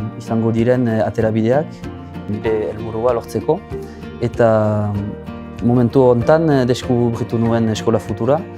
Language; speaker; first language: Basque; non-native, local second language; French